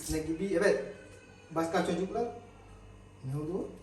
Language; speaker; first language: Turkish; non-native, learner; Indonesian